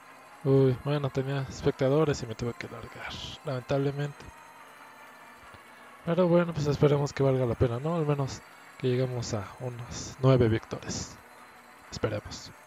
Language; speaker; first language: Spanish; native; Spanish